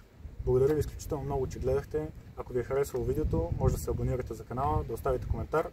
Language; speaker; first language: Bulgarian; native; Bulgarian